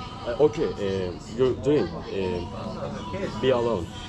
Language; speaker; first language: English; non-native, learner; Turkish